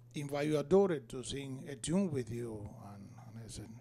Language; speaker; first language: English; non-native, fluent; Spanish